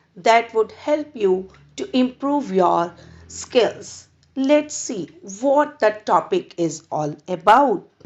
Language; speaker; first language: English; non-native, local second language; Punjabi